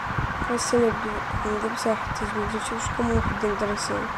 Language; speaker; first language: Arabic; native; Arabic